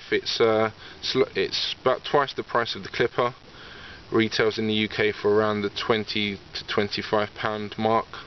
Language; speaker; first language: English; native; English